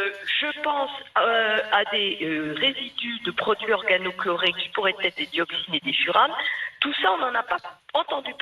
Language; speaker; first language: French; native; French